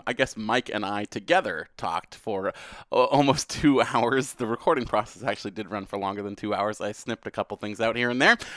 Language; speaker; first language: English; native; English